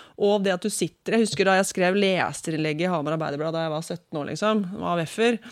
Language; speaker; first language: Norwegian; native; Norwegian